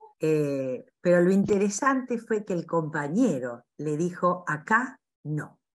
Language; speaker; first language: Spanish; native; Spanish